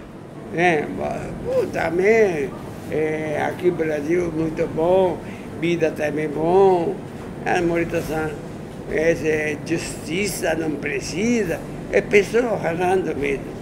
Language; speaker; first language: Portuguese; non-native, learner; Japanese